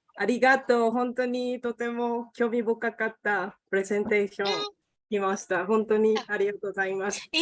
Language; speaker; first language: Japanese; non-native, learner; Spanish